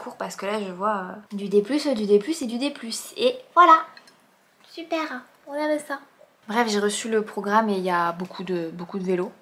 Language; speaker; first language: French; native; French